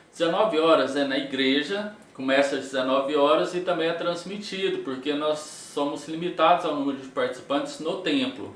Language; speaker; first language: Portuguese; native; Portuguese